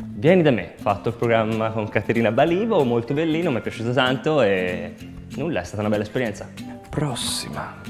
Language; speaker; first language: Italian; native; Italian